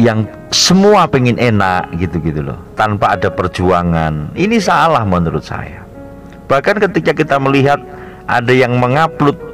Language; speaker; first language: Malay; non-native, local second language; Javanese